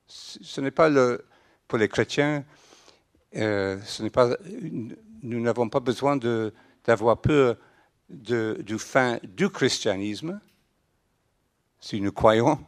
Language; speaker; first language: French; non-native, fluent; English